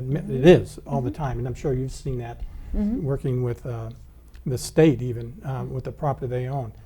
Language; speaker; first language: English; native; English